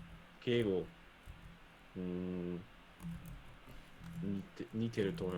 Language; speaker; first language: Japanese; non-native, learner; English